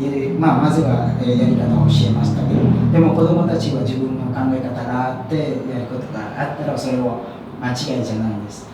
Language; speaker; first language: Japanese; non-native, fluent; Indonesian